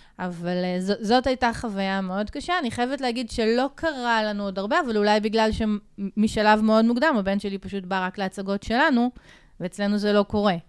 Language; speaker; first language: Hebrew; native; Hebrew